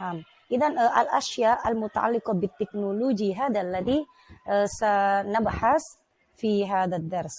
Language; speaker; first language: Arabic; non-native, fluent; Indonesian